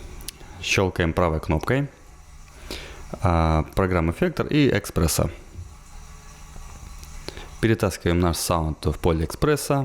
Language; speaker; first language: Russian; native; Russian